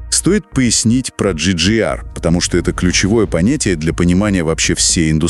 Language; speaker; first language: Russian; native; Russian